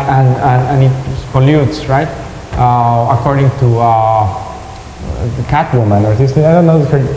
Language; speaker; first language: English; non-native, fluent; Spanish